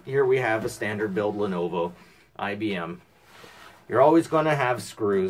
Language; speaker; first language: English; native; English